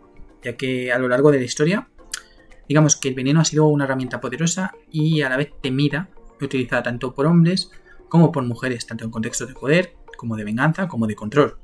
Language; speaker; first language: Spanish; native; Spanish